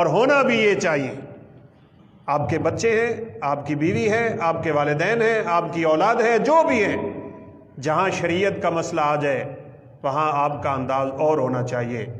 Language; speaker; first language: Urdu; non-native, local second language; Punjabi